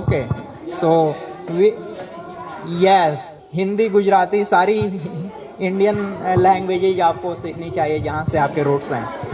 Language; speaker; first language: Hindi; native; Hindi